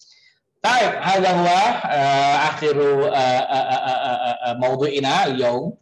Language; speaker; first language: Arabic; non-native, fluent; Indonesian